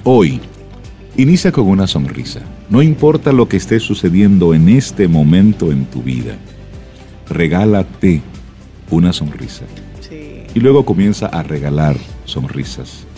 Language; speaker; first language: Spanish; native; Spanish